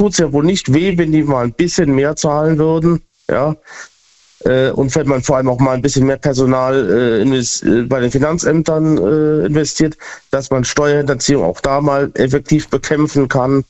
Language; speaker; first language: German; native; German